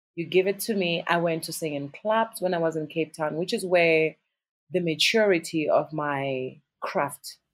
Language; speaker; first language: English; non-native, local second language; Northern Sotho